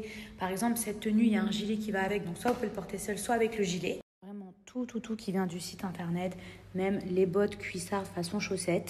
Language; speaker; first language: French; native; French